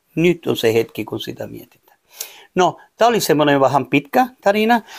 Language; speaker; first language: Finnish; non-native, fluent; Spanish